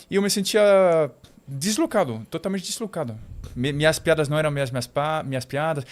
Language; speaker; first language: Portuguese; non-native, fluent; French